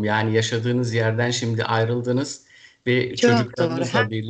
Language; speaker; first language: Turkish; native; Turkish